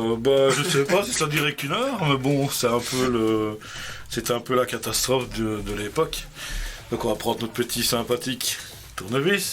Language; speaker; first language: French; native; French